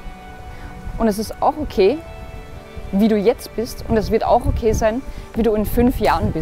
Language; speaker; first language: German; native; German